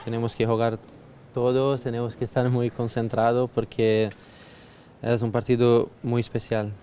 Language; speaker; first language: Spanish; non-native, fluent; Portuguese